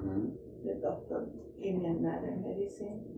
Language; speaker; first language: English; non-native, learner; Spanish